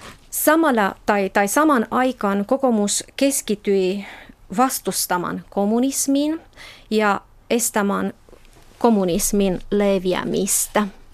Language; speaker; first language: Finnish; non-native, fluent; Romanian